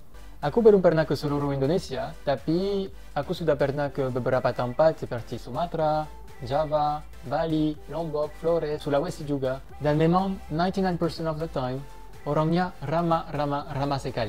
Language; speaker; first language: Indonesian; non-native, fluent; French